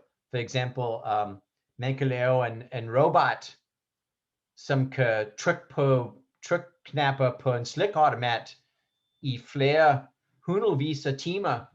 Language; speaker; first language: Danish; non-native, fluent; English